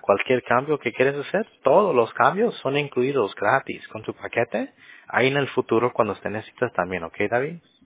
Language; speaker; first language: Spanish; native; Spanish